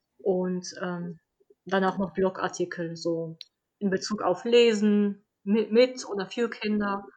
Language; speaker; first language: German; early bilingual, other home language; Polish